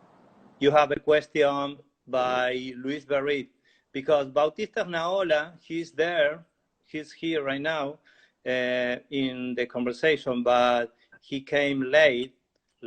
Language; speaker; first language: English; non-native, learner; Spanish